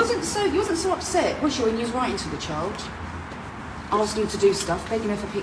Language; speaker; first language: English; native; English